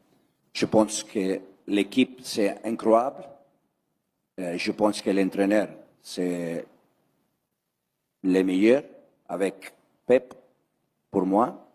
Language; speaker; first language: French; non-native, learner; Italian